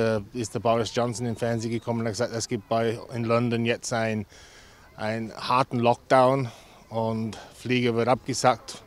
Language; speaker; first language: German; non-native, fluent; English